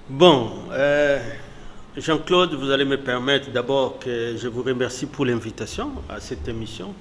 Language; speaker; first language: French; non-native, local second language; Lingala